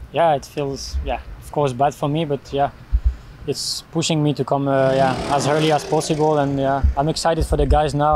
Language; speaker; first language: English; non-native, learner; French